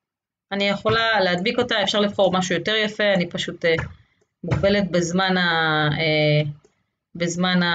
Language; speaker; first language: Hebrew; native; Hebrew